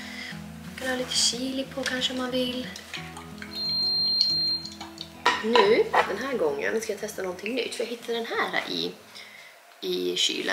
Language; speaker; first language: Swedish; native; Swedish